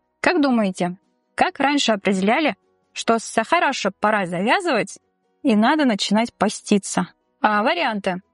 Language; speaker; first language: Russian; non-native, local second language; Tatar